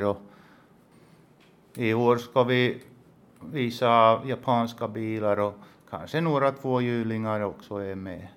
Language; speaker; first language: Swedish; non-native, local second language; Finnish